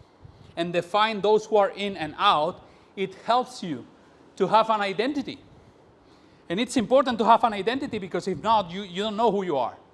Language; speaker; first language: English; non-native, fluent; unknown